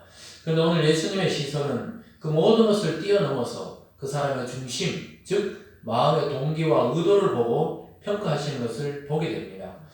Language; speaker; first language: Korean; native; Korean